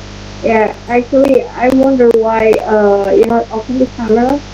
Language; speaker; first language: English; non-native, learner; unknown